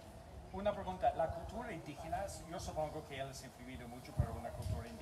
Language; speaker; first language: Spanish; non-native, learner; English